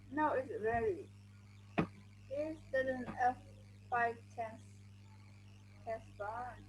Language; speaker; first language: English; non-native, learner; Vietnamese